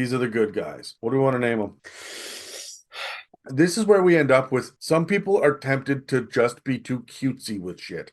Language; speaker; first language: English; native; English